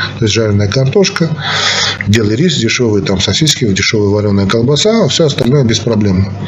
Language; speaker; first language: Russian; non-native, local second language; Armenian